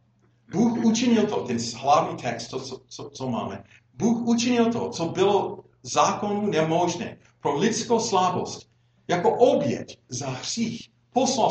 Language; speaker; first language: Czech; non-native, fluent; English